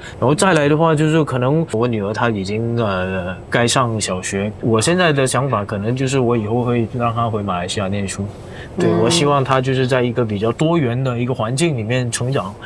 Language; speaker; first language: Chinese; native; Chinese